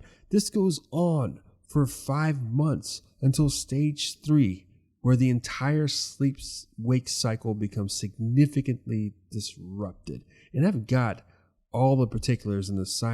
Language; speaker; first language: English; native; English